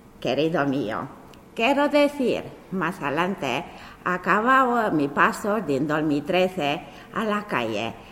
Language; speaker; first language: Spanish; non-native, learner; Romanian